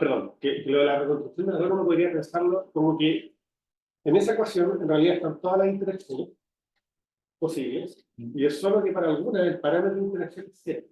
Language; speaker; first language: Spanish; native; Spanish